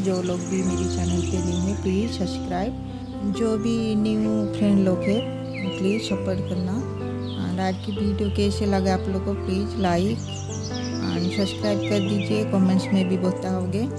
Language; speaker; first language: Hindi; non-native, local second language; Odia